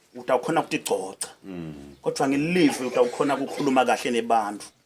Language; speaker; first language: Zulu; non-native, local second language; Tsonga